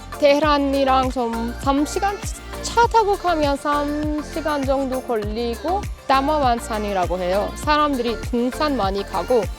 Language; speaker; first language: Korean; non-native, learner; Persian